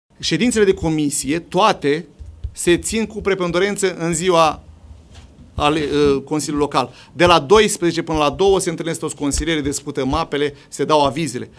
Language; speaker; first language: Romanian; native; Romanian